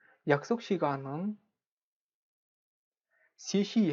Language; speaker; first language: Korean; non-native, fluent; Kazakh